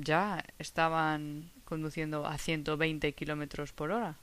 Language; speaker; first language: Spanish; non-native, fluent; English